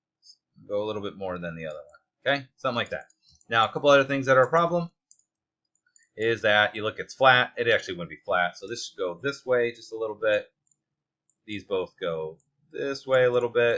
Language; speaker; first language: English; native; English